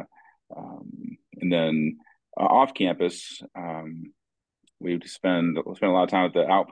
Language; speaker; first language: English; native; English